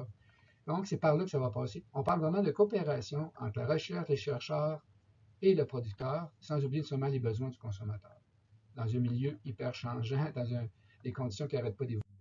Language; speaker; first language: French; native; French